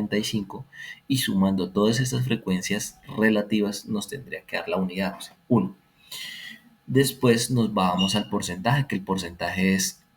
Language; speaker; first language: Spanish; native; Spanish